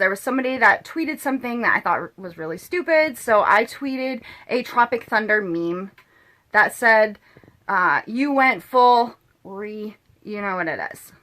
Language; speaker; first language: English; native; English